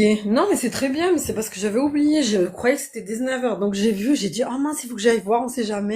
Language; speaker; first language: French; native; French